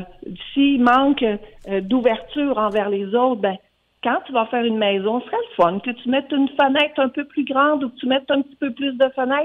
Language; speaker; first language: French; native; French